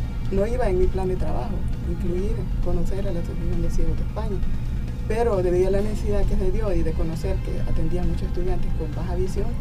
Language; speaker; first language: Spanish; native; Spanish